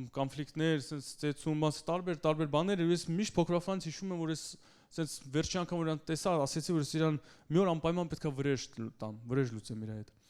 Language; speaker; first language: Armenian; early bilingual, heritage; Russian